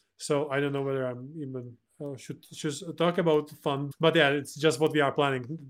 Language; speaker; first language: English; non-native, fluent; Czech